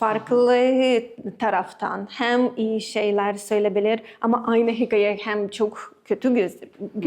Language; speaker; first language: Turkish; non-native, learner; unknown